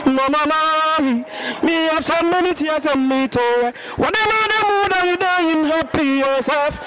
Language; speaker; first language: English; non-native, local second language; Akan